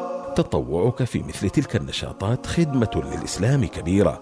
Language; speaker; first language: Arabic; native; Arabic